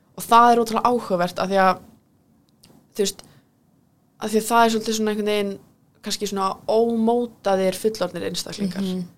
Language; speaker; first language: Icelandic; early bilingual, heritage; Icelandic